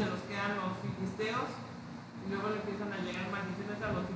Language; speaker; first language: Spanish; native; Spanish